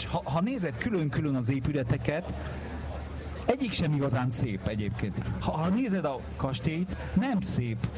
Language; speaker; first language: Hungarian; early bilingual, heritage; French